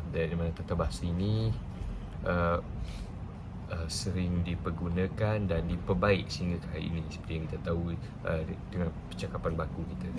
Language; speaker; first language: Malay; non-native, local second language; Iban